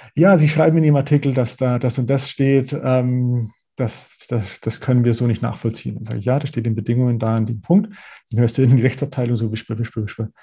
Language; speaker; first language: German; native; German